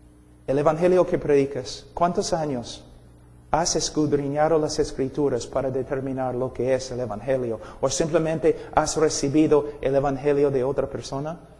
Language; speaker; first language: Spanish; non-native, fluent; English